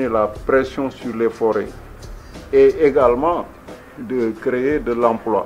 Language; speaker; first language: French; non-native, local second language; Wolof